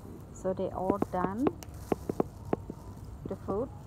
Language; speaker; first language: English; non-native, learner; Khmer